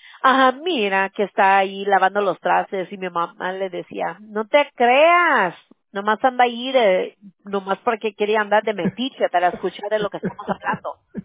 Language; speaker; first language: Spanish; early bilingual, heritage; Spanish